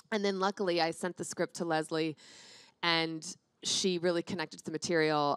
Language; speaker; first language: English; native; English